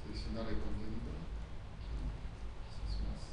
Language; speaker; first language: Spanish; non-native, fluent; French